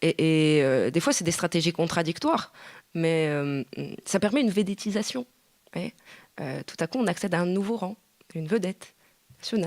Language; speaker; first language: French; native; French